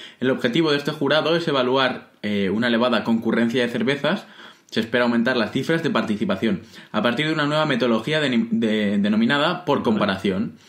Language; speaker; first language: Spanish; native; Spanish